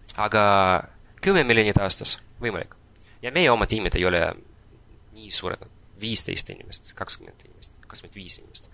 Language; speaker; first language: Estonian; non-native, local second language; Russian